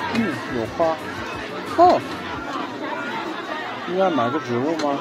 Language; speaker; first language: Chinese; non-native, learner; English